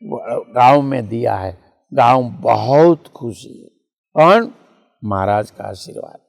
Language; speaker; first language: Hindi; non-native, local second language; Bangla